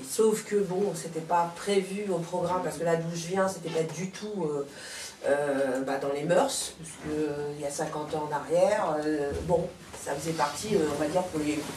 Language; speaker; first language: French; native; French